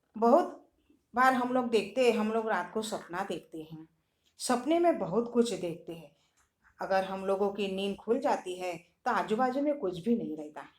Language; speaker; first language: Hindi; non-native, local second language; Marathi